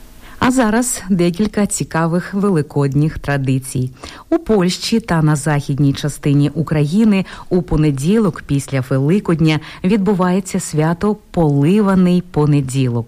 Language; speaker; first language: Ukrainian; native; Ukrainian